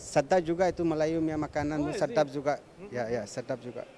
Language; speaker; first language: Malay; non-native, learner; Rohingya